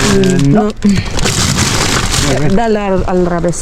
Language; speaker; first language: Spanish; non-native, learner; Filipino